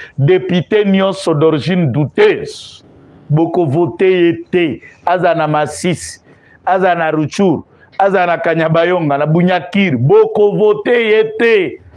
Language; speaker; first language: French; non-native, local second language; Lingala